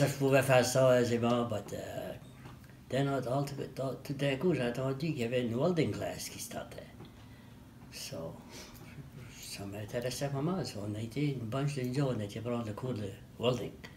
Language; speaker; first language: French; native; French